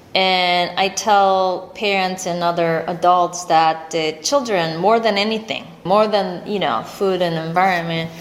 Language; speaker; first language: English; non-native, fluent; Korean